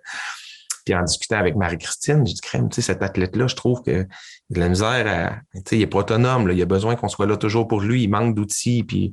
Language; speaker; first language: French; native; French